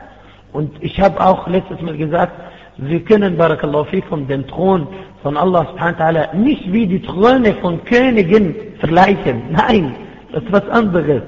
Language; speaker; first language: German; non-native, fluent; Arabic